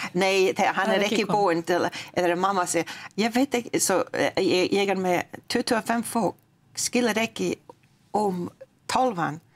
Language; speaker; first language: Icelandic; non-native, learner; English